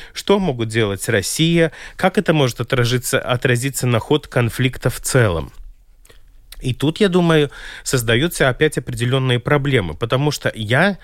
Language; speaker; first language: Russian; non-native, local second language; Latvian